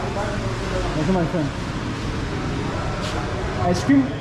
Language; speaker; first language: English; non-native, learner; French